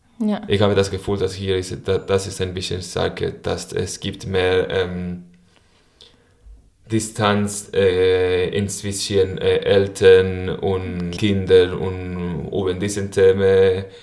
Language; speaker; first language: German; non-native, learner; Spanish